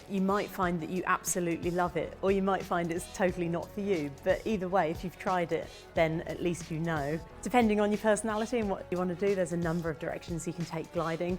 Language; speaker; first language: English; native; English